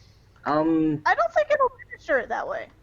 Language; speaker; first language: English; native; English